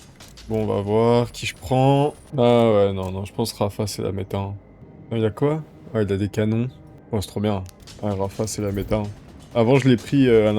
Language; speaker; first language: French; native; French